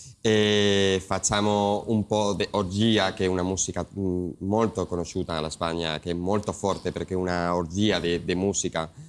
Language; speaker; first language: Italian; non-native, learner; Spanish